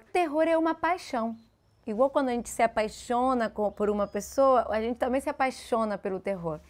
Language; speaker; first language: Portuguese; early bilingual, heritage; Spanish